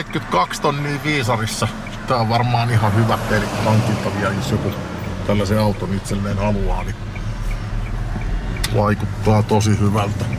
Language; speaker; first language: Finnish; native; Finnish